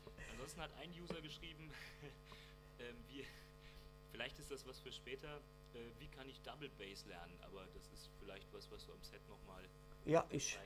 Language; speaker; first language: German; native; German